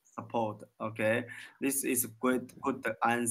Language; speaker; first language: English; non-native, learner; Chinese